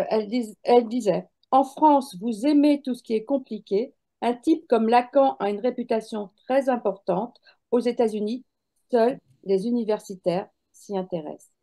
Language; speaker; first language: French; native; French